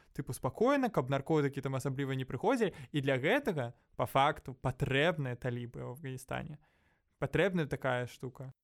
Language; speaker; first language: Belarusian; non-native, local second language; Russian